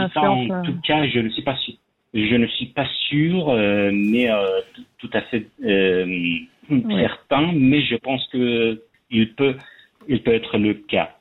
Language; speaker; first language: French; non-native, fluent; Persian